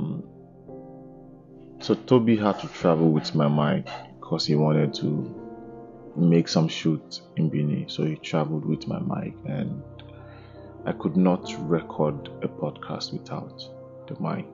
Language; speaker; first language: English; non-native, local second language; Igbo